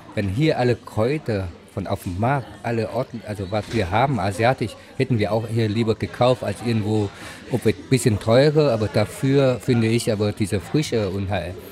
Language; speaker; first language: German; non-native, learner; Vietnamese